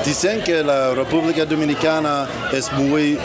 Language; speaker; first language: Spanish; non-native, learner; English